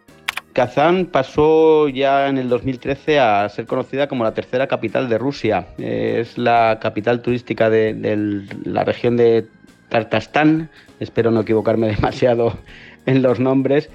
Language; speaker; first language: Spanish; native; Spanish